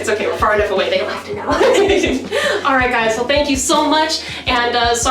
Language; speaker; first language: English; native; English